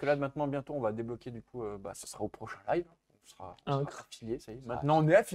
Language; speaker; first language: French; native; French